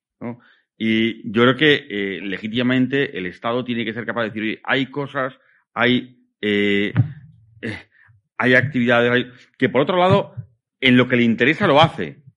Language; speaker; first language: Spanish; native; Spanish